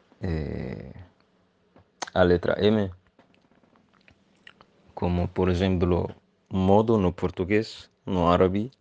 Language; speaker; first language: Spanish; non-native, learner; Arabic